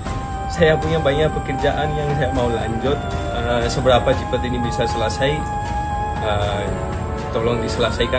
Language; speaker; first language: Indonesian; non-native, fluent; Hindi